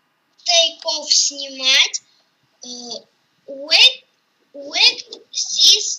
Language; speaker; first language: English; non-native, learner; Russian